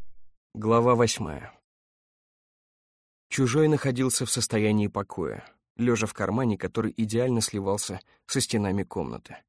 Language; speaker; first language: Russian; native; Russian